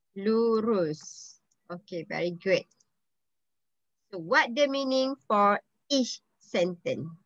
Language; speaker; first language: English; non-native, local second language; Malay